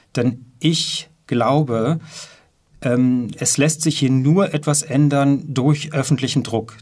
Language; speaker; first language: German; native; German